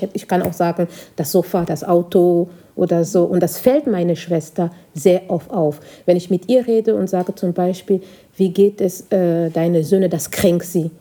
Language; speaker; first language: German; non-native, fluent; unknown